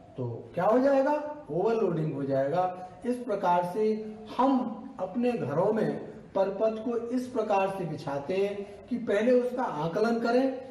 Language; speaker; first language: Hindi; native; Hindi